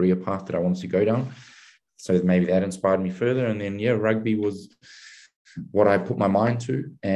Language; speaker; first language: English; native; English